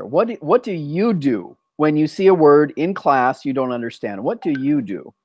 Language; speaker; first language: English; native; English